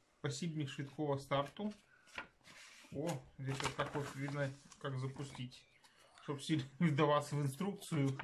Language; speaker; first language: Russian; non-native, local second language; Ukrainian